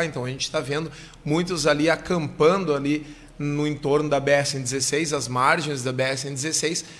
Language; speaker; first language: Portuguese; native; Portuguese